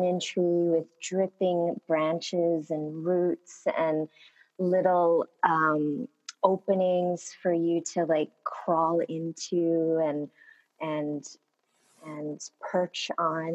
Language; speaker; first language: English; early bilingual, other home language; Korean